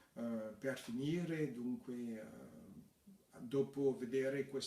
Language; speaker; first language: Italian; non-native, fluent; French